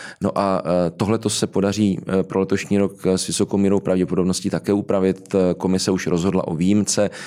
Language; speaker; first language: Czech; native; Czech